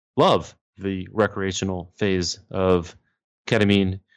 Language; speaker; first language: English; native; English